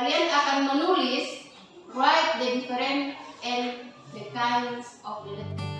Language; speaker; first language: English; non-native, learner; Indonesian